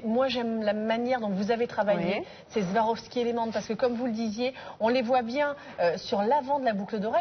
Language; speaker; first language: French; native; French